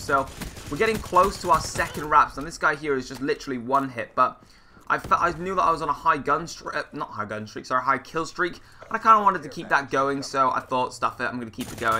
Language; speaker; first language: English; native; English